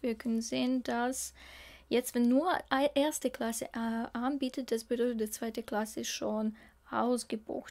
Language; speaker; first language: German; non-native, fluent; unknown